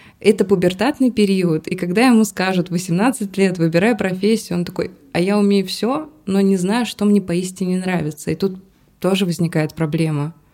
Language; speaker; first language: Russian; native; Russian